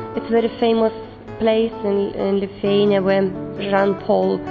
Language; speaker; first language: English; non-native, learner; Lithuanian